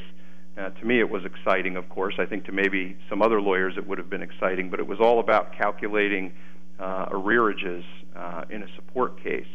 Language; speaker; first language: English; native; English